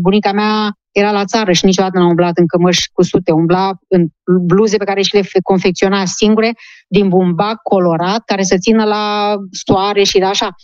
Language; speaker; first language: Romanian; native; Romanian